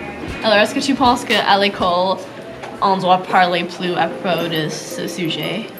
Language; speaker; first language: French; non-native, learner; English